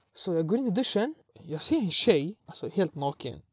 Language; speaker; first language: Swedish; early bilingual, other home language; Arabic